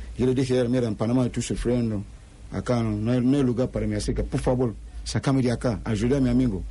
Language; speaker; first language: Spanish; non-native, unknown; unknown